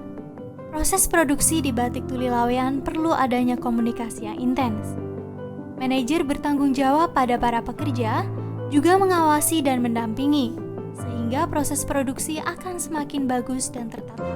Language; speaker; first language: Indonesian; native; Indonesian